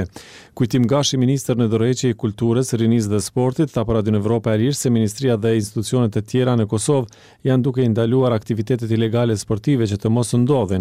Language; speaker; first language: Albanian; native; Albanian